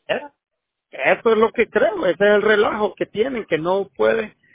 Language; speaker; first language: Spanish; native; Spanish